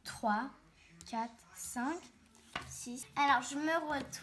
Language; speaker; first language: French; early bilingual, other home language; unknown